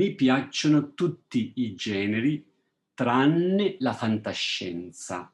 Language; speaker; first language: Italian; non-native, fluent; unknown